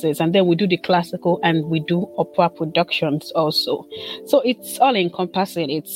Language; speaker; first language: English; non-native, local second language; Igbo